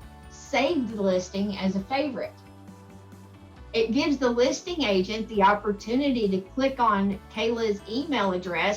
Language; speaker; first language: English; native; English